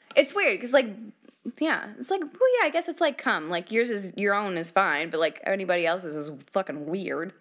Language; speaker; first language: English; native; English